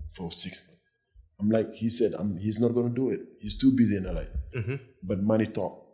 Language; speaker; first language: English; non-native, fluent; Wolof